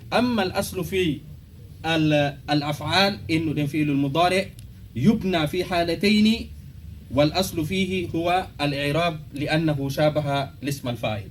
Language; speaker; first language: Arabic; non-native, fluent; Fula